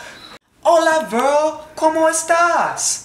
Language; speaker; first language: Spanish; non-native, learner; English